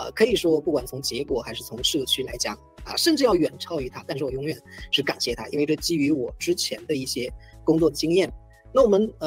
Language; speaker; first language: Chinese; native; Chinese